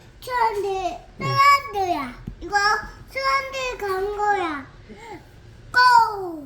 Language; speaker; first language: Korean; native; Korean